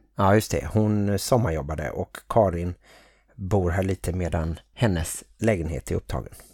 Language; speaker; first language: Swedish; native; Swedish